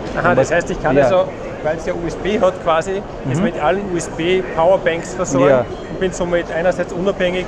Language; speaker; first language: German; native; German